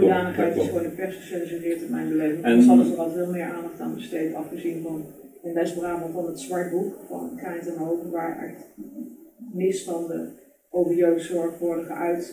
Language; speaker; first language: Dutch; native; Dutch